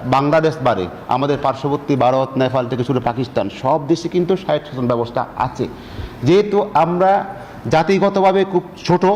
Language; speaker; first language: Bangla; non-native, local second language; Chakma